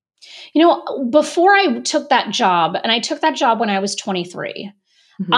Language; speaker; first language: English; native; English